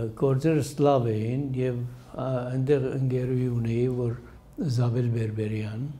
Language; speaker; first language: Armenian; early bilingual, heritage; Armenian